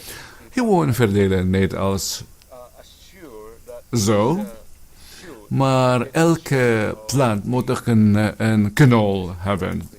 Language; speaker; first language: Dutch; non-native, fluent; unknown